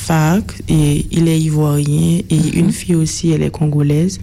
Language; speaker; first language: French; non-native, local second language; Haitian Creole